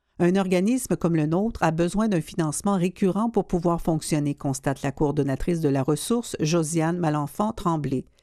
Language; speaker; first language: French; native; French